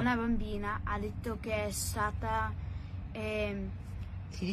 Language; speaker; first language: Italian; early bilingual, heritage; Italian